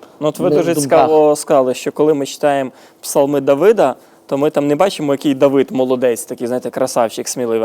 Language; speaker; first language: Ukrainian; native; Ukrainian